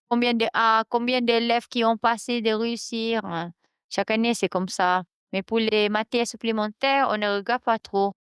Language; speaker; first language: French; non-native, fluent; Malay